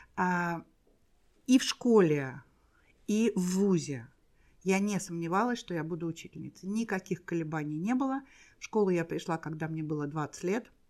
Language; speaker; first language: Russian; native; Russian